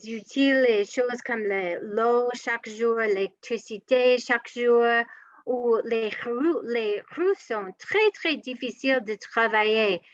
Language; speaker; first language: French; non-native, learner; English